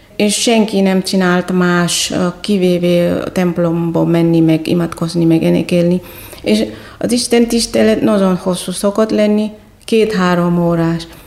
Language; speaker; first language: Hungarian; non-native, fluent; Indonesian